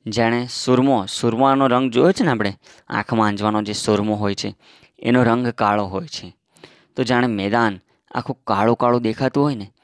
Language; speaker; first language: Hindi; non-native, local second language; Gujarati